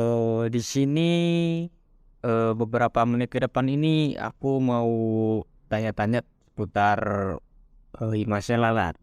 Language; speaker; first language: Indonesian; native; Indonesian